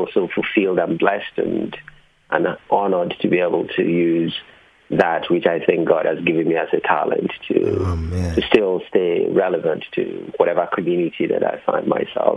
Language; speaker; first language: English; non-native, local second language; Igbo